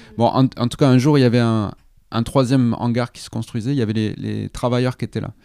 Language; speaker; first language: French; native; French